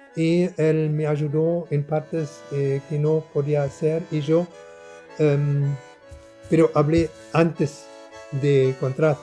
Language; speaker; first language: Spanish; non-native, learner; German